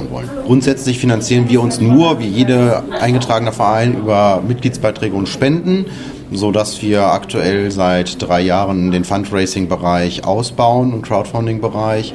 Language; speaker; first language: German; native; German